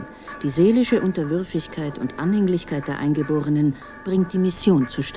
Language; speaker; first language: German; native; German